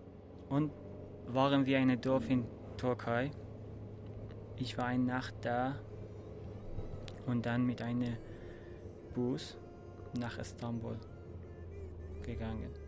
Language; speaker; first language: German; non-native, learner; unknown